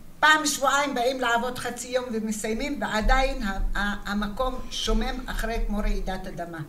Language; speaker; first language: Hebrew; early bilingual, other home language; Arabic